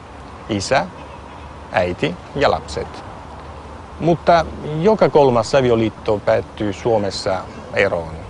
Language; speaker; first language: Finnish; non-native, fluent; Italian